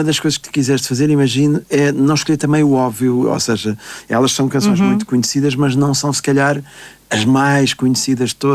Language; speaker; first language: Portuguese; native; Portuguese